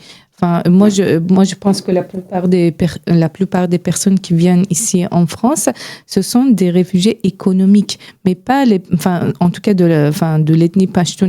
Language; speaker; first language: French; non-native, fluent; Persian